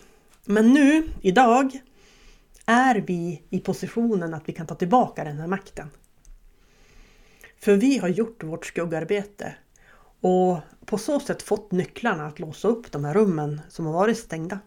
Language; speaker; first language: Swedish; native; Swedish